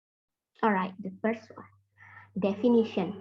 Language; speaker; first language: English; non-native, fluent; Indonesian